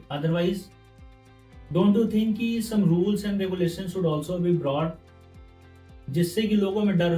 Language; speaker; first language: Hindi; native; Hindi